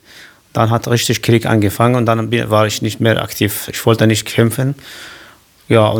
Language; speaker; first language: German; non-native, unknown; Kurdish